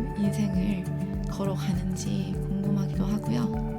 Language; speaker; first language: Korean; native; Korean